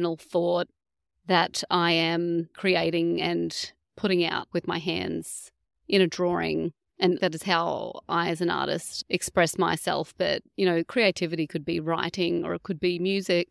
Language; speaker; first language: English; native; English